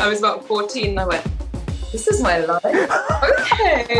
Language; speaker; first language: English; native; English